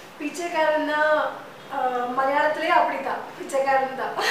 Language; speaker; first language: Tamil; non-native, learner; Malayalam